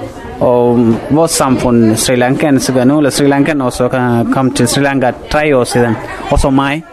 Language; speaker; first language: Danish; non-native, fluent; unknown